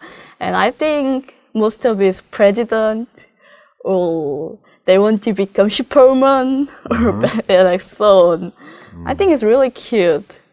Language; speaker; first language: English; non-native, learner; Korean